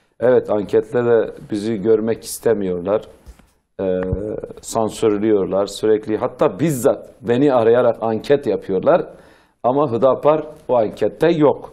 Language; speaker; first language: Turkish; non-native, local second language; Zaza